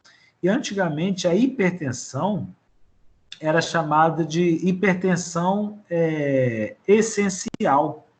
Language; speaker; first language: Portuguese; native; Portuguese